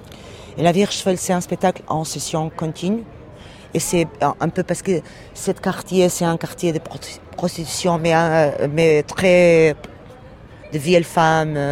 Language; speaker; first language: French; non-native, learner; Portuguese